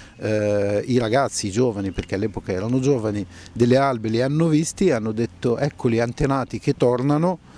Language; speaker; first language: Italian; non-native, fluent; Arabic